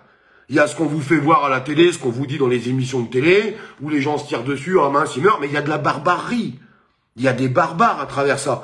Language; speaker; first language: French; native; French